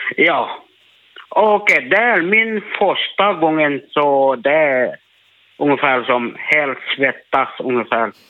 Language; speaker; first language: Swedish; non-native, learner; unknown